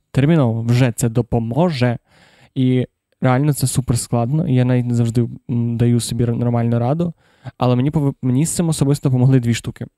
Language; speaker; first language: Ukrainian; non-native, local second language; Russian